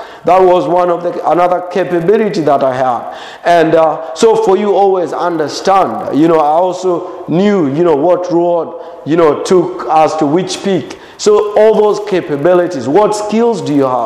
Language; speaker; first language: English; non-native, local second language; Swahili